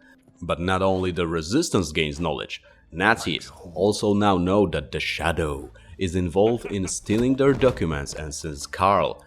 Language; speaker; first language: English; non-native, fluent; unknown